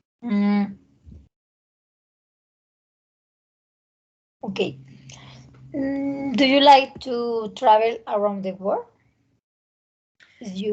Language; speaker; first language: English; non-native, learner; Spanish